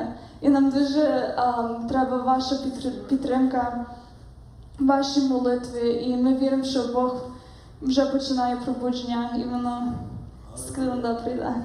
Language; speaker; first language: Ukrainian; early bilingual, heritage; Ukrainian